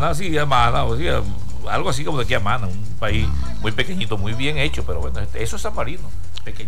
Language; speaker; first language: Spanish; native; Spanish